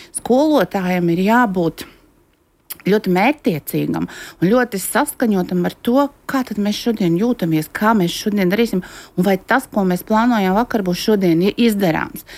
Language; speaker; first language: Latvian; native; Latvian